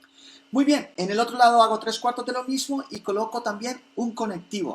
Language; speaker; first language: Spanish; native; Spanish